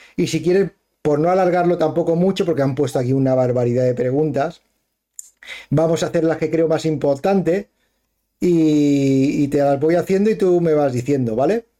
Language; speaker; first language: Spanish; native; Spanish